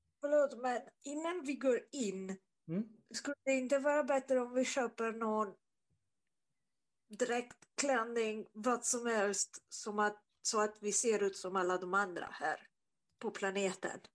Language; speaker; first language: Swedish; non-native, fluent; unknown